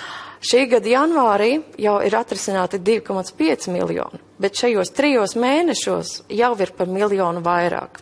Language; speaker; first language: Latvian; native; Latvian